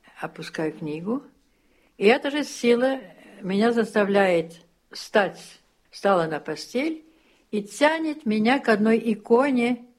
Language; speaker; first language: Russian; early bilingual, heritage; Russian